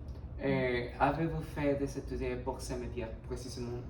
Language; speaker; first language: French; non-native, learner; Spanish